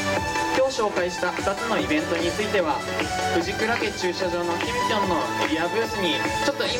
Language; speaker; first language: Japanese; native; Japanese